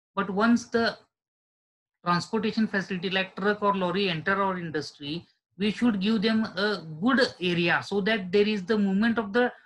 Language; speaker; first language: English; non-native, local second language; Marathi